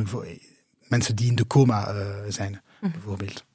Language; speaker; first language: Dutch; non-native, local second language; French